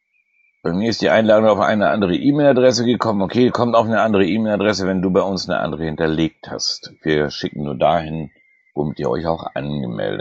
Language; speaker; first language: German; native; German